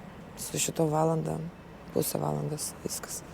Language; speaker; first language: Lithuanian; early bilingual, other home language; Russian